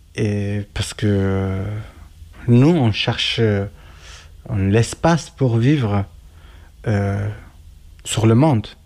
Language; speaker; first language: French; non-native, learner; Kurdish